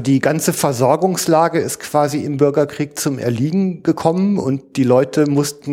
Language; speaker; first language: German; native; German